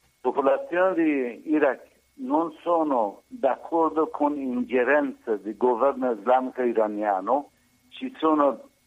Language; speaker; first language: Italian; non-native, learner; Persian